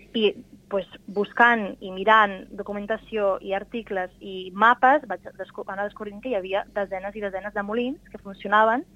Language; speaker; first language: Catalan; early bilingual, heritage; Catalan